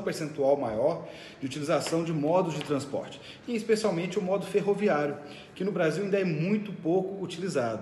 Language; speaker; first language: Portuguese; native; Portuguese